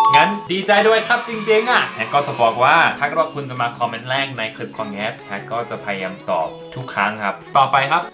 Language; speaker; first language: Thai; non-native, fluent; English